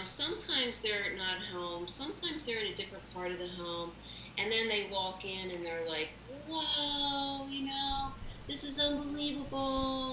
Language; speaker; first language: English; native; English